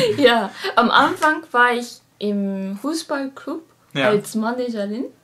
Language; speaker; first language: German; non-native, learner; Japanese